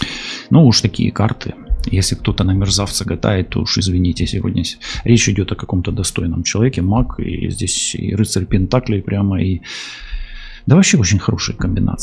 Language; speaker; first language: Russian; non-native, local second language; Ukrainian